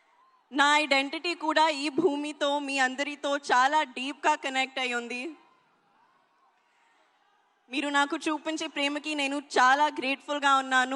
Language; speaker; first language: Telugu; non-native, learner; Hindi